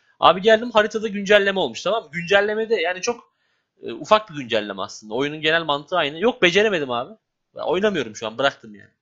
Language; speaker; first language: Turkish; native; Turkish